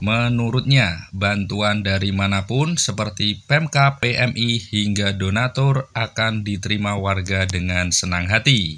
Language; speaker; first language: Indonesian; native; Indonesian